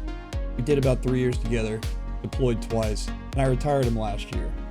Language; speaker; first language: English; native; English